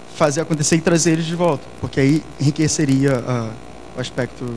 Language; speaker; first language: Portuguese; native; Portuguese